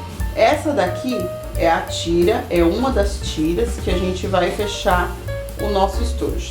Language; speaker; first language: Portuguese; native; Portuguese